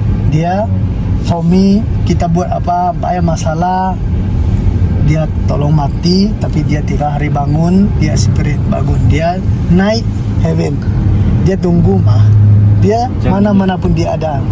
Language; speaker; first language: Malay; non-native, learner; Tedim Chin